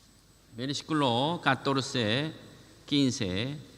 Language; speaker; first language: Spanish; non-native, learner; Korean